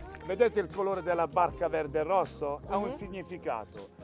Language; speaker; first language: Italian; native; Italian